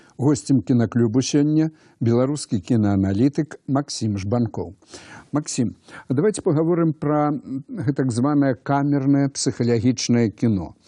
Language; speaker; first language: Belarusian; native; Belarusian